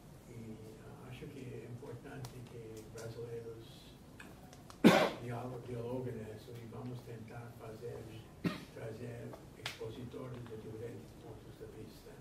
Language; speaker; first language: Portuguese; non-native, fluent; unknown